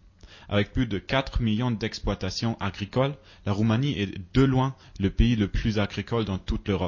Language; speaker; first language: French; native; French